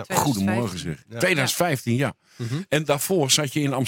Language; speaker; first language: Dutch; native; Dutch